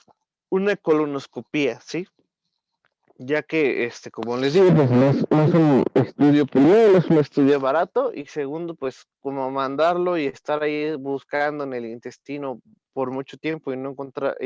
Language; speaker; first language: Spanish; native; Spanish